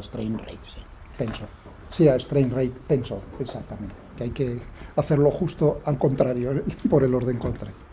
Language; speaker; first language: Spanish; native; Spanish